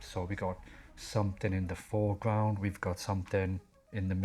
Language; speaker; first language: English; native; English